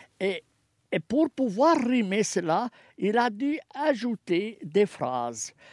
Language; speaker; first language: French; non-native, fluent; Arabic